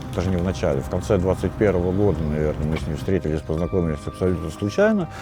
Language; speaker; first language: Russian; native; Russian